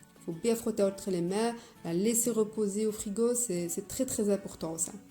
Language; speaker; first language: French; non-native, local second language; Arabic